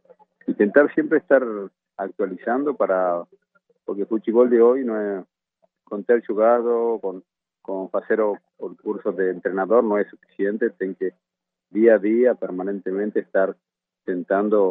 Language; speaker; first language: Portuguese; non-native, fluent; Spanish